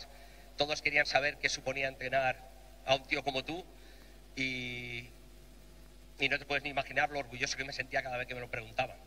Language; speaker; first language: Spanish; native; Spanish